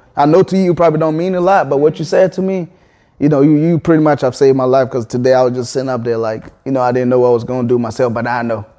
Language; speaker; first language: English; early bilingual, other home language; Akan